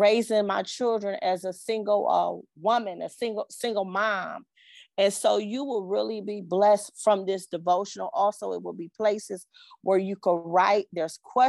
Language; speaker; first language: English; native; English